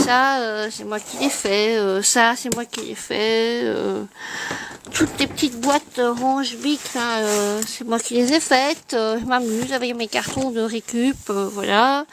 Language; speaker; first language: French; native; French